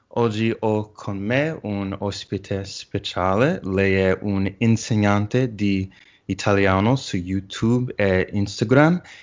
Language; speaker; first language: Italian; non-native, learner; English